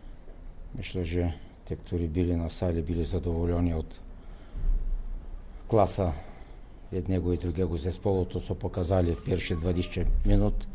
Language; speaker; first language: Polish; non-native, learner; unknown